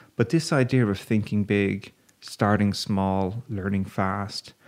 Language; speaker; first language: English; native; English